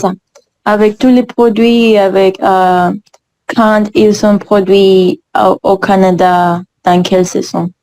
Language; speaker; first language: French; non-native, learner; English